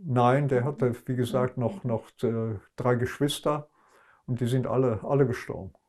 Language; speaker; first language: German; non-native, local second language; Luxembourgish